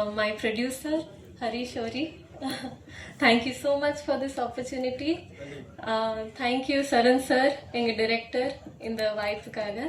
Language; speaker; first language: Tamil; non-native, local second language; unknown